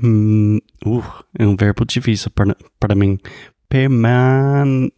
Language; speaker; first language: Portuguese; non-native, fluent; English